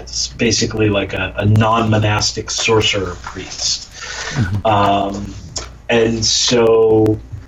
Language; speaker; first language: English; native; English